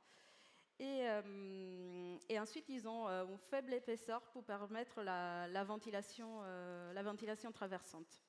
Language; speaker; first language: French; native; French